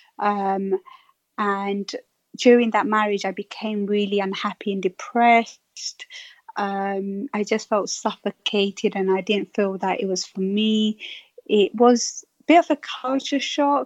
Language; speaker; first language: English; native; English